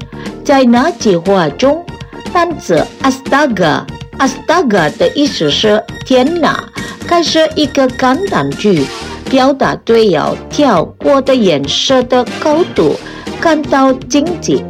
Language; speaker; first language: Chinese; early bilingual, heritage; Chinese